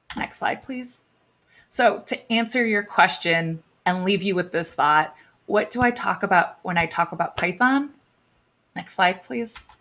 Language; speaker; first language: English; native; English